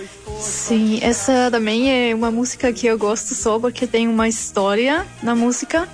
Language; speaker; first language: Portuguese; non-native, learner; German